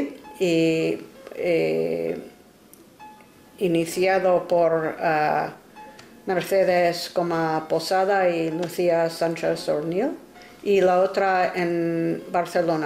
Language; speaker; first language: Spanish; non-native, fluent; English